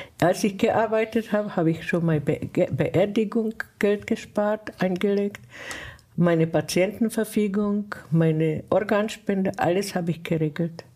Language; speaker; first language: German; non-native, fluent; Czech